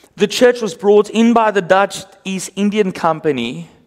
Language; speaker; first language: English; non-native, local second language; Afrikaans